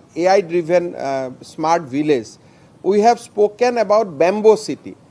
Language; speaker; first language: English; non-native, local second language; Assamese